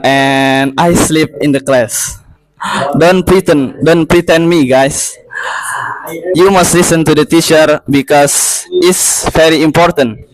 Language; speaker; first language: English; non-native, learner; Indonesian